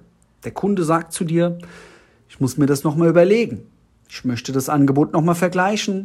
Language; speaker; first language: German; native; German